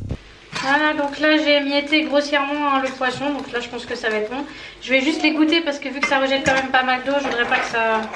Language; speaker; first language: French; native; French